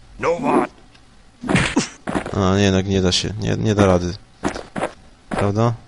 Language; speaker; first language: Polish; native; Polish